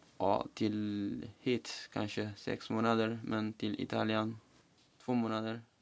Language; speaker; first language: Swedish; non-native, learner; Tigrinya